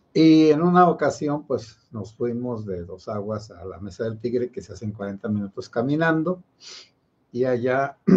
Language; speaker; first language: Spanish; native; Spanish